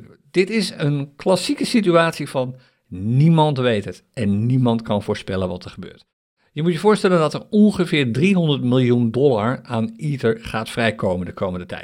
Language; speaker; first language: Dutch; native; Dutch